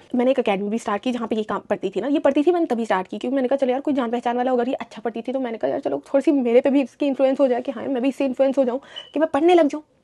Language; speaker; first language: Urdu; native; Urdu